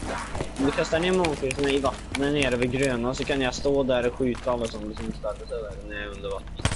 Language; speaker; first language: Swedish; native; Swedish